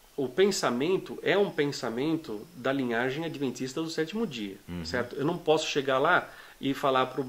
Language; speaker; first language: Portuguese; native; Portuguese